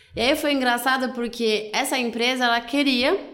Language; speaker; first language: Portuguese; non-native, fluent; French